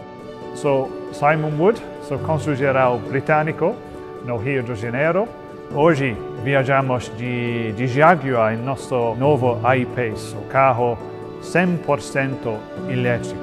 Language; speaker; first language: Portuguese; non-native, fluent; English